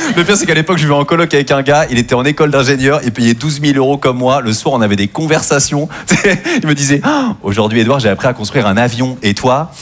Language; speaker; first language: French; native; French